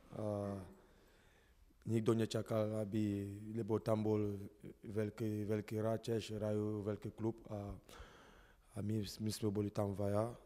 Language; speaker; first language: Slovak; non-native, learner; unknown